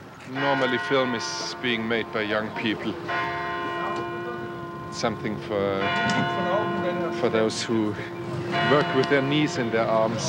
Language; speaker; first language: English; non-native, fluent; German